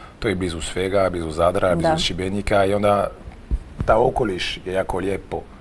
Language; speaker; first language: Croatian; non-native, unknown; French